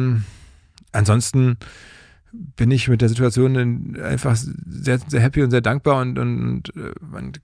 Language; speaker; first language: German; native; German